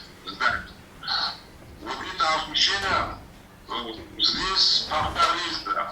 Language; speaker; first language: Russian; non-native, learner; Uzbek